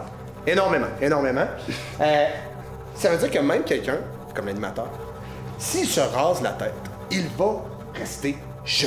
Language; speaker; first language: French; native; French